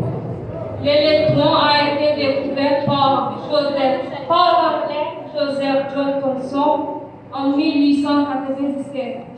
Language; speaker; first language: French; non-native, local second language; Haitian Creole